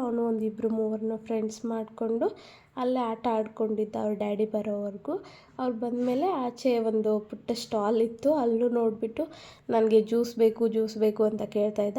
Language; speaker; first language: Kannada; native; Kannada